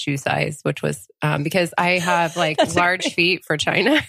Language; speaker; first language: English; early bilingual, other home language; French